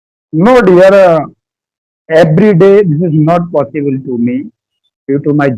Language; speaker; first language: English; non-native, learner; Hindi